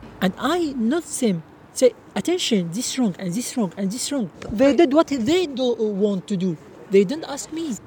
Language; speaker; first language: English; non-native, learner; Arabic